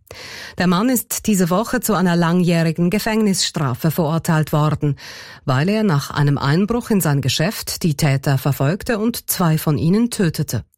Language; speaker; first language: German; native; German